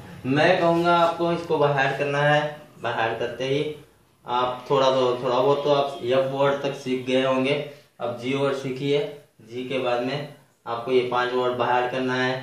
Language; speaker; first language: Hindi; non-native, local second language; Kannada